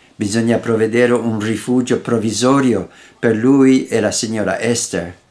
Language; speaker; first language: Italian; non-native, fluent; Dutch